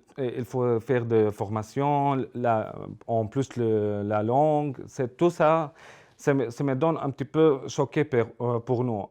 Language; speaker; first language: French; non-native, learner; Arabic